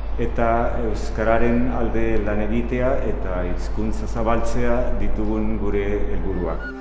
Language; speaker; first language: Basque; non-native, learner; Spanish